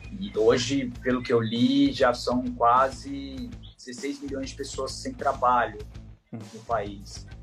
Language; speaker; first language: Portuguese; native; Portuguese